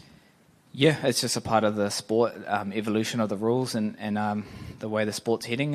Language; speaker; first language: English; native; English